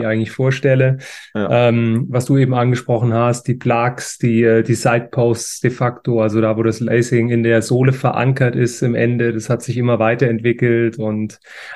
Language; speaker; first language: German; native; German